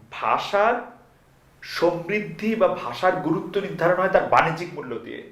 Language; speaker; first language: Bangla; native; Bangla